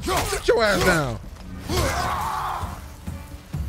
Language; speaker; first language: English; native; English